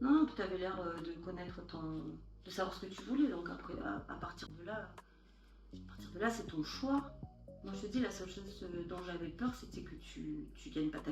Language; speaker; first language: French; native; French